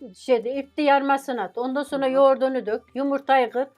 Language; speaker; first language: Turkish; native; Turkish